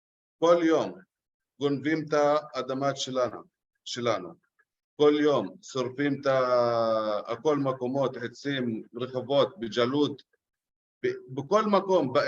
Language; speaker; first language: Hebrew; non-native, local second language; Arabic